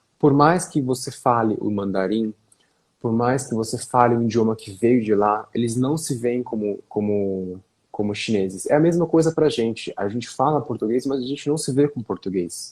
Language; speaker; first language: Portuguese; native; Portuguese